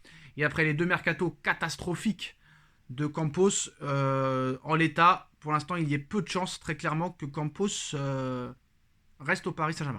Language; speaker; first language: French; native; French